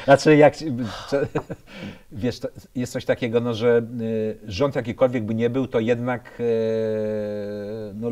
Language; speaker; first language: Polish; native; Polish